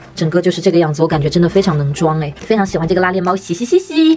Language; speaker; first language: Chinese; native; Chinese